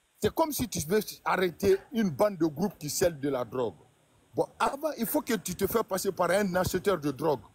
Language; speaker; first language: French; non-native, local second language; Mandingo